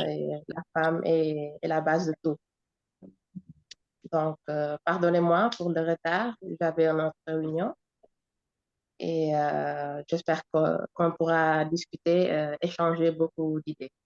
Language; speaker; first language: French; non-native, fluent; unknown